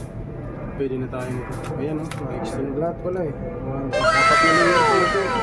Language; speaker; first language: Filipino; native; Filipino